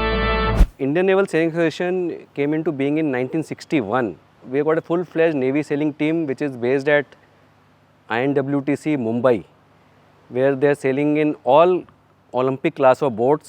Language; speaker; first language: English; non-native, fluent; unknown